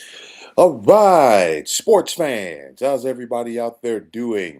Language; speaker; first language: English; native; English